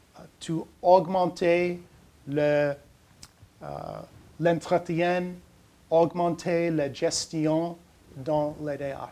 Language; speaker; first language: French; non-native, learner; English